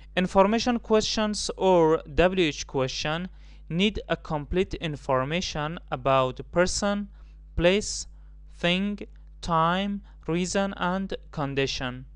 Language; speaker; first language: English; non-native, fluent; Persian